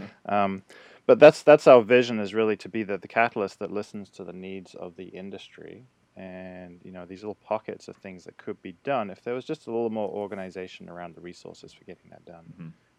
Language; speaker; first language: English; native; English